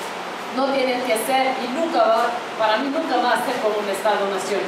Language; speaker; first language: Spanish; non-native, fluent; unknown